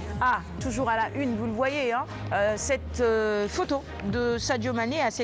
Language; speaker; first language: French; non-native, local second language; Wolof